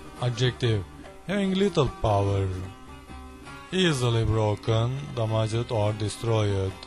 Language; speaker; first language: English; non-native, learner; Turkish